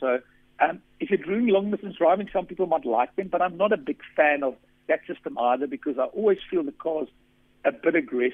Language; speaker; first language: English; non-native, local second language; Afrikaans